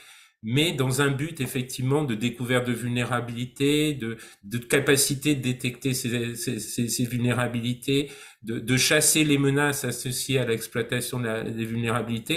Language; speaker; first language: French; native; French